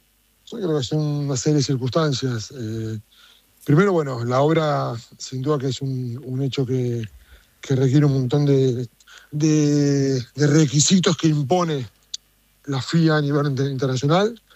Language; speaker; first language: Spanish; native; Spanish